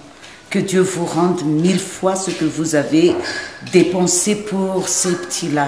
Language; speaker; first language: French; non-native, local second language; Malagasy